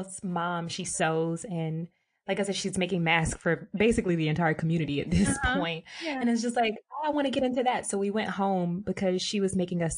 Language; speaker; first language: English; native; English